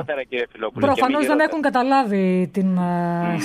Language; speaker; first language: Greek; native; Greek